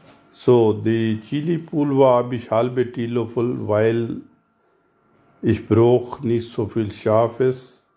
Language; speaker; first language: German; non-native, learner; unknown